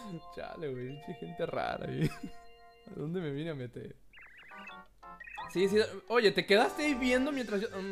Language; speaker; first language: Spanish; native; Spanish